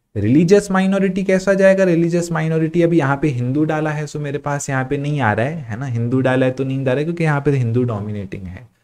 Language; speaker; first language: Hindi; non-native, local second language; Sindhi